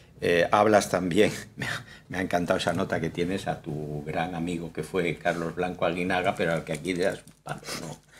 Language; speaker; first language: Spanish; native; Spanish